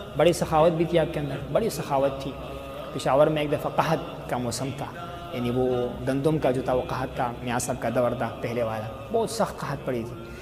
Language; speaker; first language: Urdu; non-native, local second language; Pashto